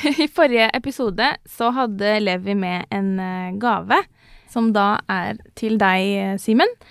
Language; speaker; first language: Norwegian; early bilingual, other home language; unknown